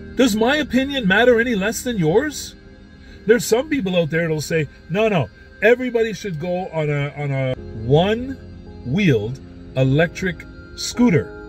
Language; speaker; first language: English; native; English